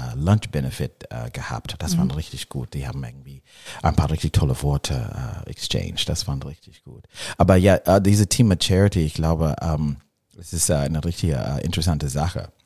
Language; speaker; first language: German; non-native, fluent; English